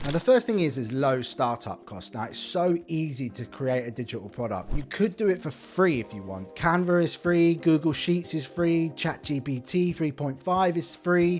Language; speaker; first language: English; native; English